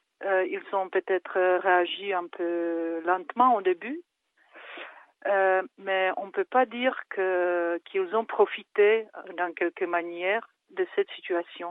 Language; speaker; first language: French; non-native, fluent; Czech